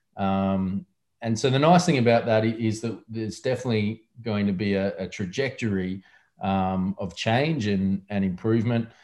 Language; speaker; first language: English; native; English